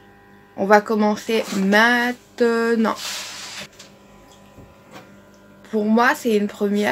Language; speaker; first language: French; non-native, local second language; Morisyen